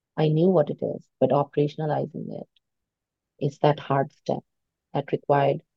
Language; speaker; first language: English; non-native, local second language; Hindi